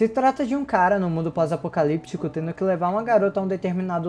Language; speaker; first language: Portuguese; native; Portuguese